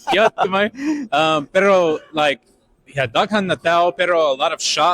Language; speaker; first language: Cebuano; non-native, learner; English